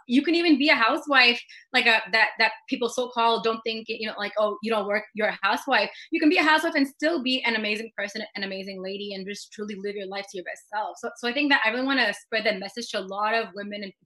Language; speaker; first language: English; native; English